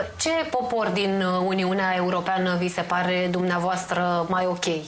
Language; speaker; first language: Romanian; native; Romanian